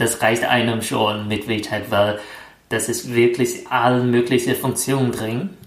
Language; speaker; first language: German; non-native, fluent; Chinese